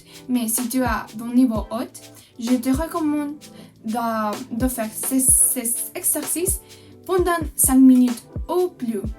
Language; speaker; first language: French; non-native, learner; Spanish